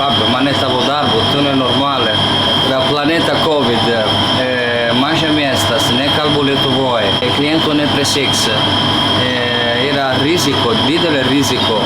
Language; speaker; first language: Lithuanian; non-native, learner; Italian